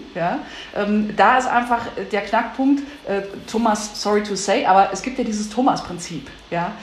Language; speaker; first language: German; native; German